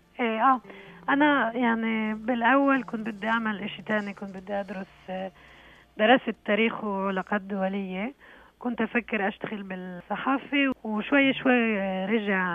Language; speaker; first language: Arabic; early bilingual, heritage; Arabic